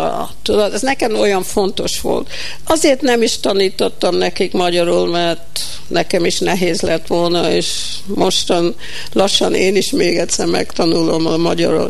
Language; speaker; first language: Hungarian; early bilingual, heritage; Hungarian